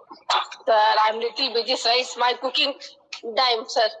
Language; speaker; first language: English; non-native, learner; Hindi